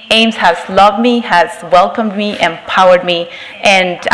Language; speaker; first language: English; non-native, fluent; Spanish